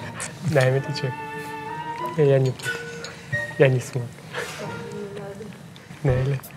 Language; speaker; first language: Russian; non-native, learner; Turkmen